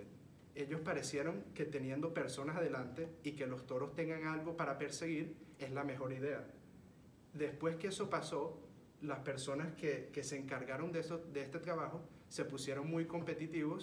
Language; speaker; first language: Spanish; early bilingual, heritage; Spanish